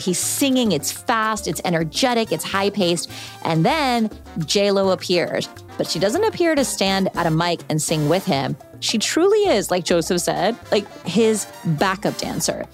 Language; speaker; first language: English; native; English